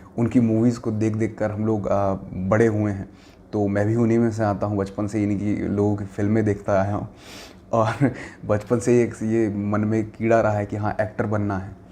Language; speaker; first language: Hindi; native; Hindi